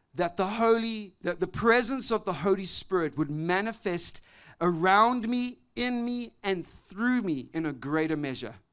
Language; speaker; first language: English; native; English